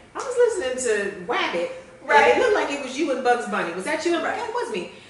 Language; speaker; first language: English; native; English